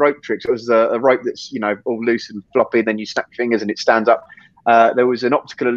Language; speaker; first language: English; native; English